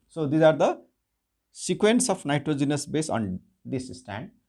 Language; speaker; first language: English; non-native, local second language; Nepali